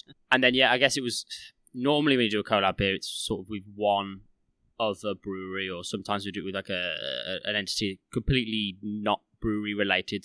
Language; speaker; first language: English; native; English